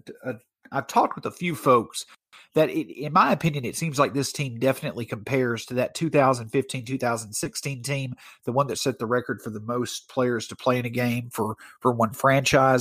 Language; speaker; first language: English; native; English